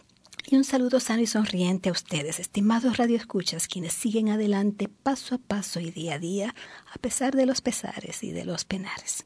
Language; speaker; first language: Spanish; native; Spanish